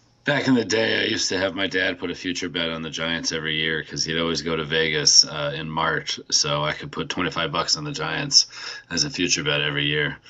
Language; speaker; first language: English; native; English